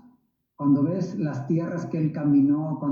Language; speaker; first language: Spanish; native; Spanish